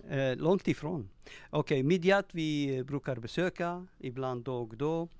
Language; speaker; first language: Swedish; non-native, fluent; Turoyo